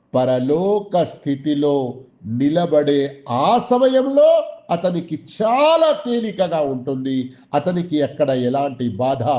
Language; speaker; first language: Telugu; non-native, local second language; Urdu